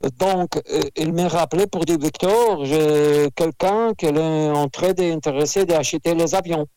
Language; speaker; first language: French; non-native, fluent; Russian